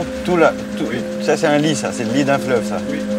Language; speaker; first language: French; native; French